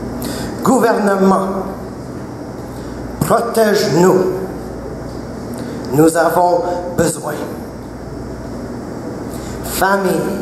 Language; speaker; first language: French; non-native, local second language; English